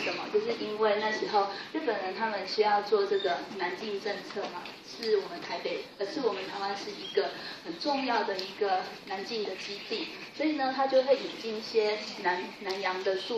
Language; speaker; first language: Chinese; native; Chinese